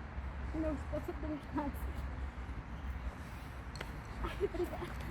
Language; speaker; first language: Portuguese; non-native, fluent; Spanish